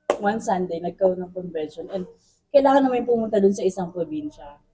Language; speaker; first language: Filipino; non-native, local second language; Bikol